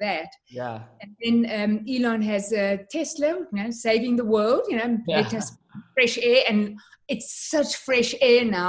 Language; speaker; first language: English; native; English